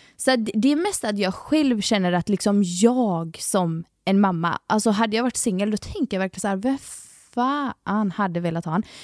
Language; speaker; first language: Swedish; native; Swedish